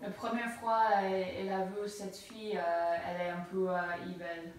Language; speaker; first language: French; non-native, learner; English